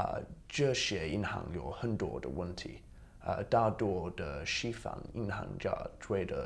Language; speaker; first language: Chinese; non-native, learner; English